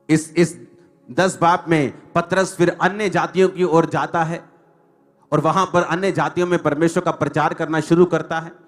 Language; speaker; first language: Hindi; non-native, local second language; Punjabi